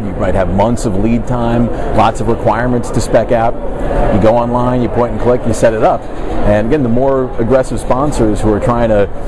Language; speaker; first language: English; native; English